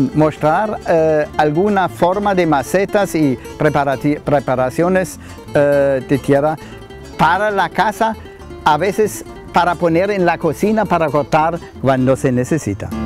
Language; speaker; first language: Spanish; non-native, fluent; German